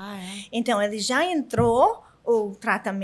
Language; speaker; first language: Portuguese; non-native, learner; English